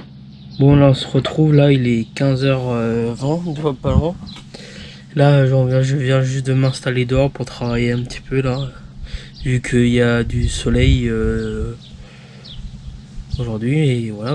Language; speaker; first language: French; native; French